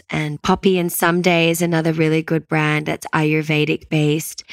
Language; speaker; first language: English; native; English